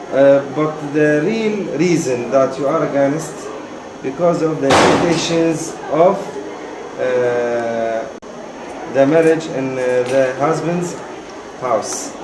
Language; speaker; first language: English; non-native, fluent; Arabic